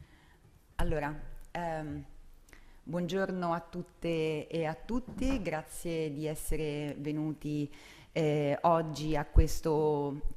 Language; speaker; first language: Italian; native; Italian